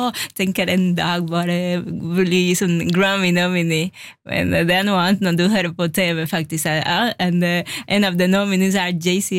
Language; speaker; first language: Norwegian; non-native, fluent; Spanish